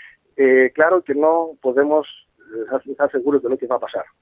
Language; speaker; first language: Spanish; non-native, fluent; Greek